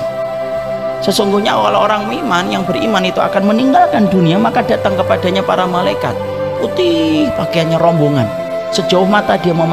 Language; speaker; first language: Indonesian; native; Indonesian